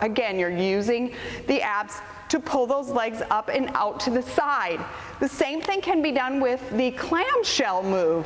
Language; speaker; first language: English; native; English